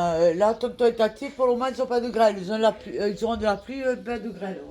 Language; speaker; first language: French; native; French